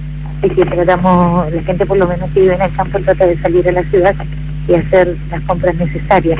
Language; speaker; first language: Spanish; native; Spanish